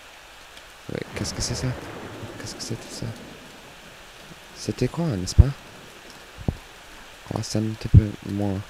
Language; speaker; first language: French; non-native, learner; English